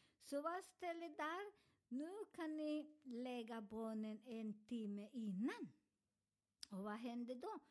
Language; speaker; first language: Swedish; non-native, learner; Spanish